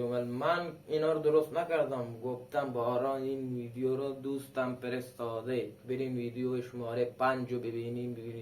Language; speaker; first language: Persian; non-native, local second language; Baluchi